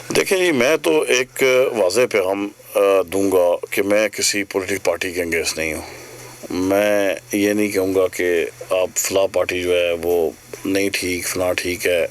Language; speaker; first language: Urdu; non-native, local second language; Northern Hindko